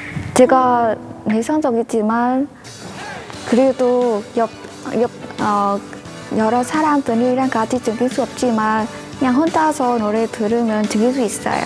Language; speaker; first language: Korean; non-native, learner; Vietnamese